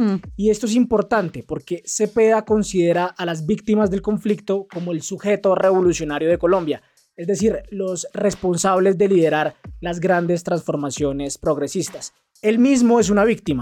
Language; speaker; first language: Spanish; native; Spanish